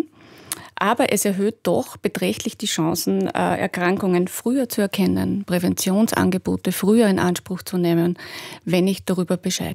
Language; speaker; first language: German; native; German